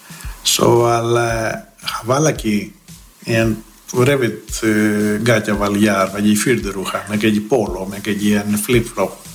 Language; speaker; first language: Hungarian; non-native, fluent; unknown